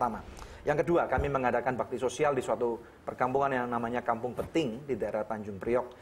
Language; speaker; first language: Indonesian; native; Indonesian